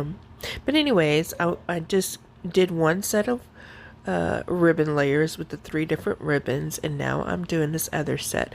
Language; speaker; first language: English; native; English